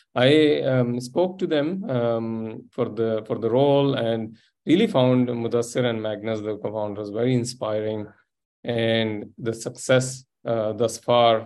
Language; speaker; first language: English; non-native, local second language; Sindhi